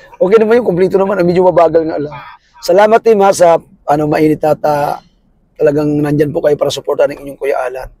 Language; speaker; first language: Filipino; non-native, local second language; Cebuano